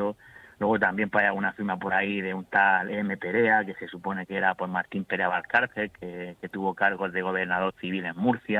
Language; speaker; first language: Spanish; native; Spanish